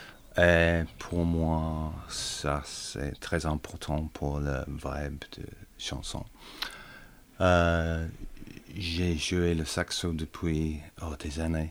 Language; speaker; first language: French; non-native, learner; English